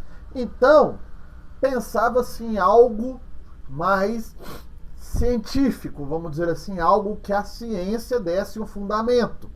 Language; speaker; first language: Portuguese; native; Portuguese